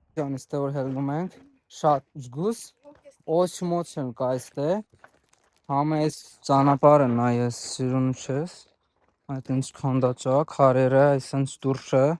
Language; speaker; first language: Armenian; non-native, learner; Hindi